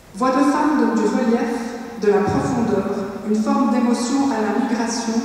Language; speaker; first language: French; native; French